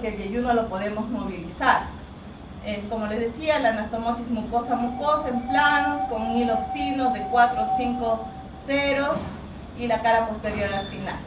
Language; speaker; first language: Spanish; native; Spanish